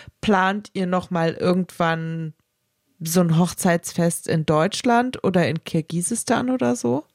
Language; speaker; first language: German; native; German